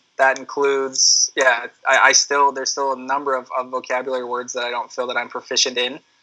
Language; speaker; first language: English; native; English